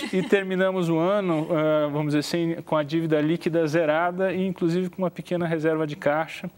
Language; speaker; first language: Portuguese; native; Portuguese